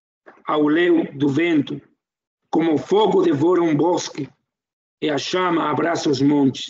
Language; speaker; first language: Portuguese; non-native, fluent; Spanish